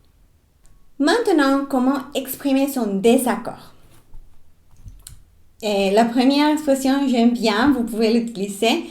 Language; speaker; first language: French; non-native, fluent; Spanish